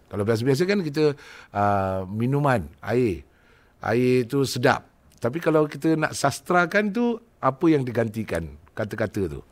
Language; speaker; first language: Malay; native; Malay